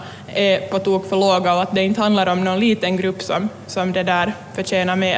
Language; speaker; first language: Swedish; native; Swedish